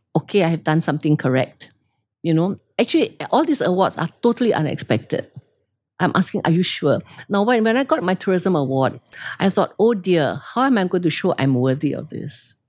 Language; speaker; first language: English; native; English